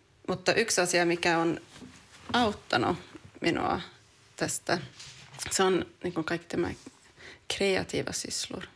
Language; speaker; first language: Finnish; early bilingual, heritage; Finnish